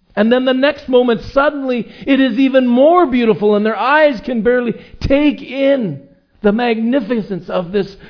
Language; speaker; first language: English; native; English